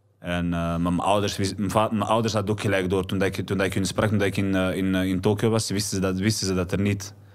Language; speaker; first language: Dutch; early bilingual, other home language; Arabic